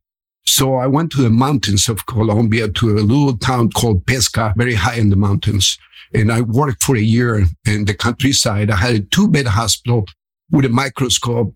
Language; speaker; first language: English; non-native, fluent; Spanish